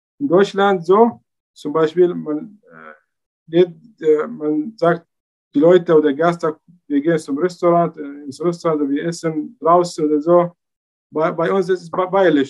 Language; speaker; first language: German; non-native, learner; Arabic